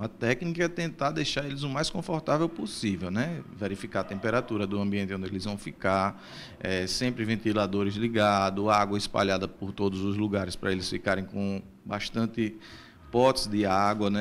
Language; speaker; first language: Portuguese; native; Portuguese